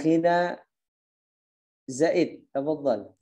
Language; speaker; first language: Arabic; non-native, fluent; Indonesian